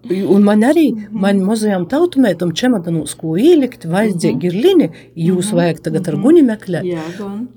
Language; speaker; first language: Latvian; native; Latvian